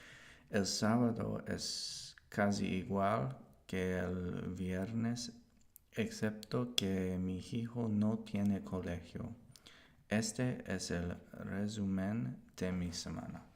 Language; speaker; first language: Spanish; non-native, learner; English